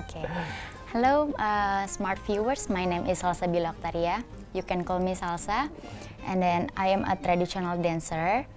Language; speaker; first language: English; non-native, learner; Indonesian